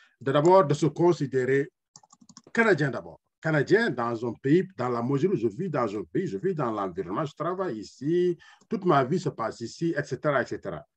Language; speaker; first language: French; non-native, local second language; Wolof